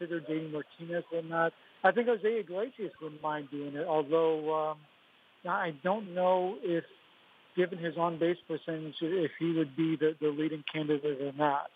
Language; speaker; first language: English; native; English